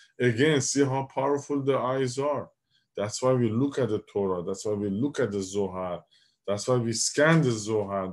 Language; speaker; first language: English; non-native, fluent; Persian